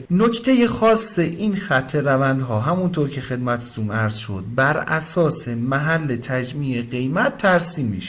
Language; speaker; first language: Persian; native; Persian